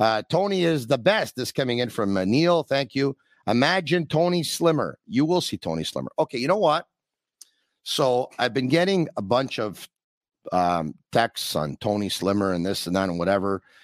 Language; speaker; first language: English; native; English